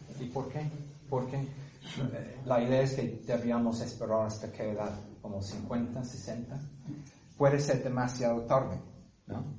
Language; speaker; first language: Spanish; non-native, fluent; English